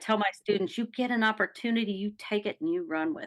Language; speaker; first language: English; native; English